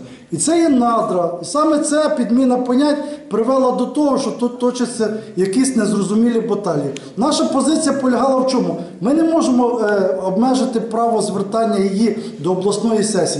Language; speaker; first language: Ukrainian; native; Ukrainian